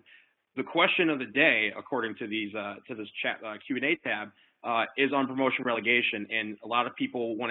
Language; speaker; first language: English; native; English